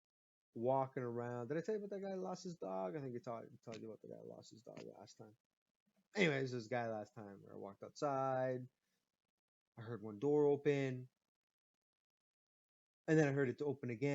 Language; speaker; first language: English; native; English